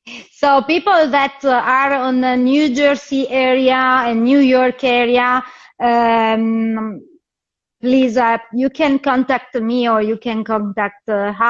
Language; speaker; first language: English; non-native, fluent; Italian